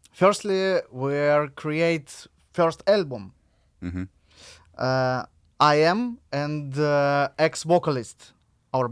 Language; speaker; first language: English; non-native, learner; Russian